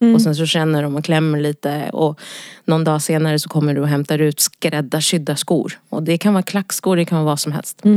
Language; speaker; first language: Swedish; early bilingual, other home language; Wolof